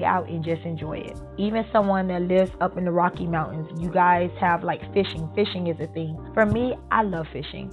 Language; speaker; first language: English; native; English